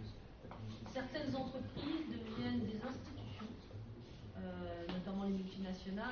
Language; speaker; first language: French; native; French